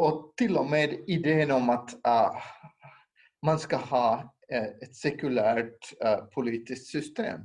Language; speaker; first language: Swedish; non-native, local second language; Finnish